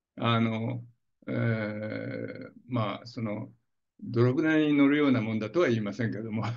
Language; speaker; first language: Japanese; native; Japanese